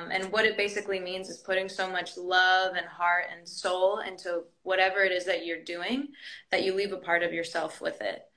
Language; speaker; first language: English; early bilingual, other home language; Greek